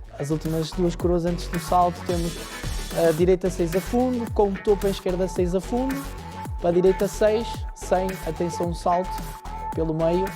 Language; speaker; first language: Portuguese; native; Portuguese